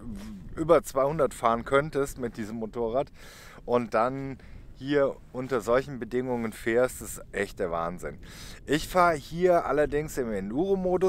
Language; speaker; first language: German; native; German